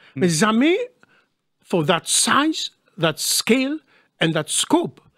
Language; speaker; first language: English; non-native, local second language; Morisyen